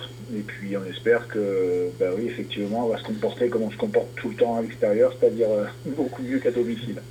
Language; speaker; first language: French; native; French